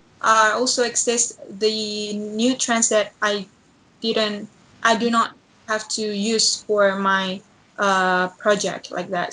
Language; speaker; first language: English; non-native, learner; Indonesian